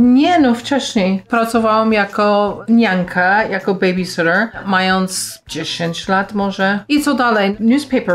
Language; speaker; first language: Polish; non-native, fluent; English